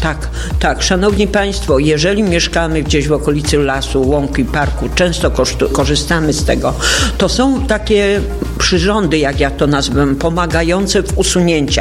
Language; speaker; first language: Polish; native; Polish